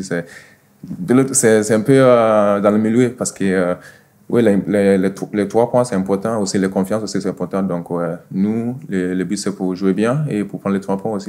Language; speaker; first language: French; non-native, fluent; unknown